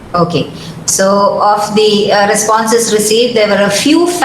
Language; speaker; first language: English; non-native, local second language; Malayalam